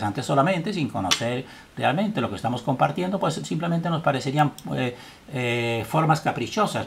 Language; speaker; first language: Spanish; native; Spanish